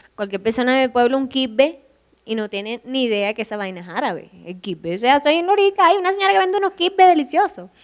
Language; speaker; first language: Spanish; native; Spanish